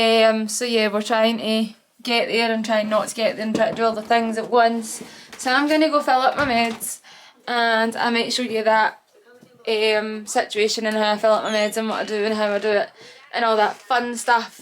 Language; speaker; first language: English; native; English